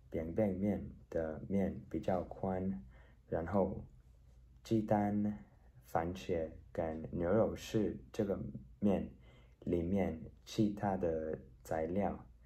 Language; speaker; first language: Chinese; non-native, learner; Spanish